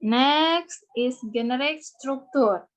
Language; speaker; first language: English; non-native, learner; Indonesian